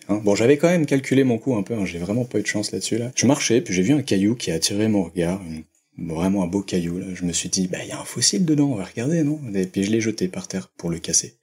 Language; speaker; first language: French; native; French